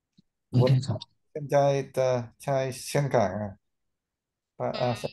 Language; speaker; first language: Chinese; non-native, learner; Vietnamese